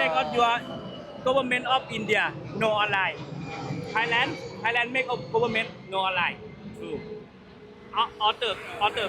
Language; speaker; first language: English; non-native, learner; Thai